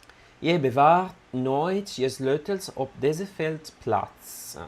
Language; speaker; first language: Dutch; non-native, learner; Italian